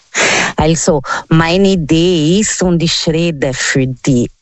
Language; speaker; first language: German; non-native, learner; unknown